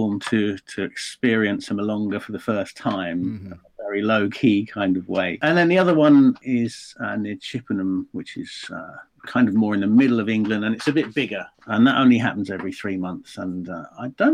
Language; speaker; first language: English; native; English